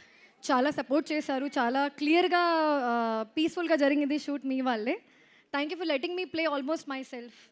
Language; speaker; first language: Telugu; non-native, fluent; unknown